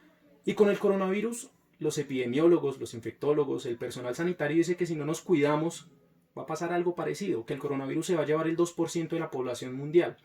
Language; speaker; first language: Spanish; native; Spanish